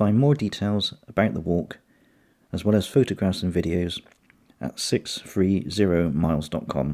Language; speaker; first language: English; native; English